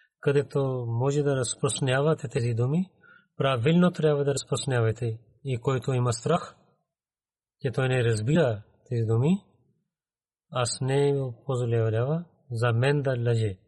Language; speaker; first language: Bulgarian; non-native, fluent; Urdu